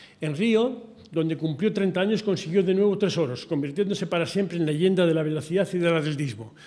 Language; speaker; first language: Spanish; native; Spanish